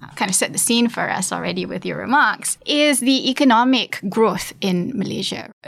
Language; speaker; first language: English; non-native, local second language; Malay